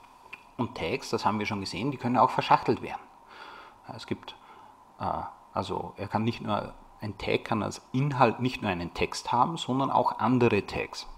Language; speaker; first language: German; native; German